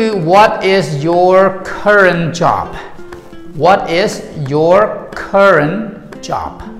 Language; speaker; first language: English; non-native, fluent; Khmer